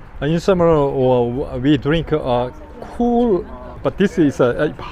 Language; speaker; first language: English; non-native, learner; Korean